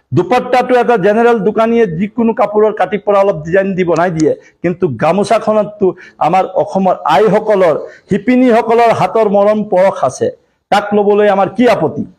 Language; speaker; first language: Assamese; non-native, local second language; Marwari